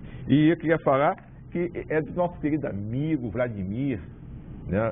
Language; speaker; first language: Portuguese; native; Portuguese